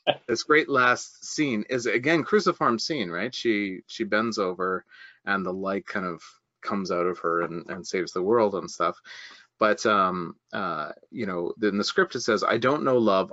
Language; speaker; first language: English; native; English